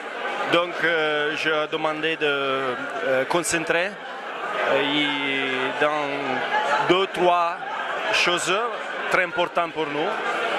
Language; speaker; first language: French; non-native, fluent; Italian